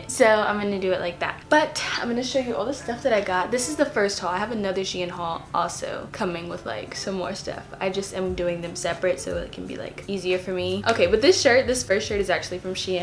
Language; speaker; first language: English; native; English